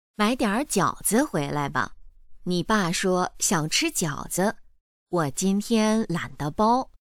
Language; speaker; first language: Chinese; native; Chinese